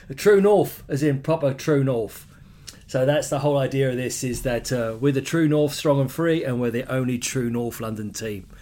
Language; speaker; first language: English; native; English